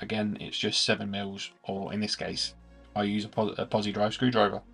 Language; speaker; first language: English; native; English